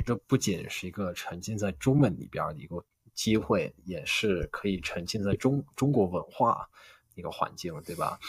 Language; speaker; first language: Chinese; non-native, fluent; English